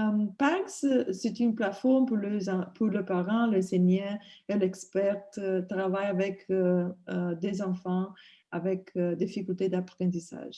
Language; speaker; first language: French; non-native, learner; English